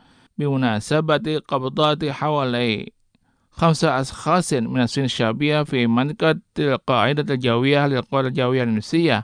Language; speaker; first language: Arabic; non-native, fluent; Indonesian